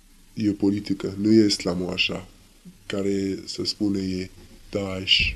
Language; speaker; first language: Romanian; non-native, learner; Arabic